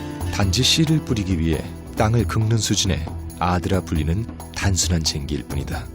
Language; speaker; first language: Korean; native; Korean